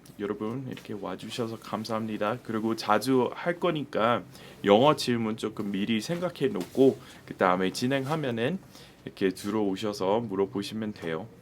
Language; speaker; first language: Korean; non-native, fluent; English